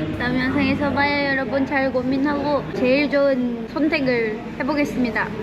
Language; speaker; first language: Korean; non-native, fluent; Indonesian